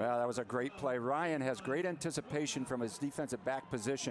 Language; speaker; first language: English; native; English